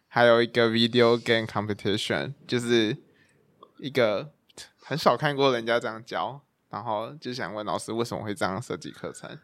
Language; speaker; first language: Chinese; native; Chinese